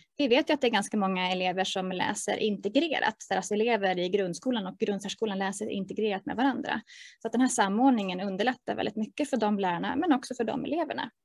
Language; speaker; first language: Swedish; native; Swedish